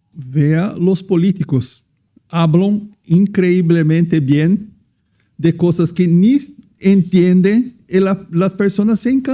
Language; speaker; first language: Spanish; non-native, fluent; Portuguese